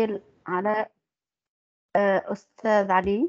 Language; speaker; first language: Arabic; native; Arabic